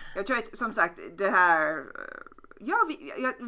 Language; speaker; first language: Swedish; non-native, fluent; English